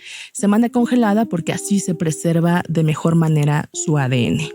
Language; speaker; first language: Spanish; native; Spanish